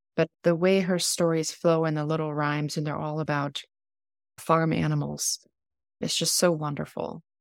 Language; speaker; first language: English; non-native, fluent; German